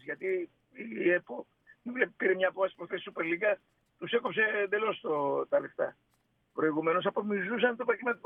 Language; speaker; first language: Greek; native; Greek